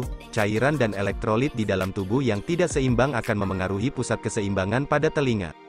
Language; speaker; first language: Indonesian; native; Indonesian